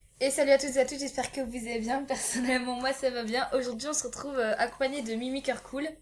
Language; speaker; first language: French; native; French